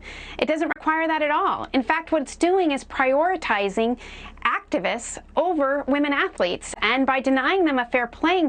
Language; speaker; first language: English; native; English